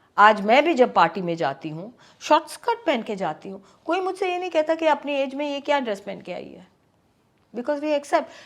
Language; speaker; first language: Hindi; non-native, local second language; Tamil